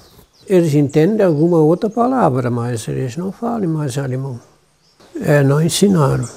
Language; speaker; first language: Portuguese; non-native, local second language; German